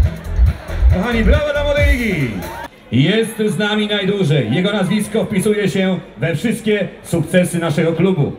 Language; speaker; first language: Polish; native; Polish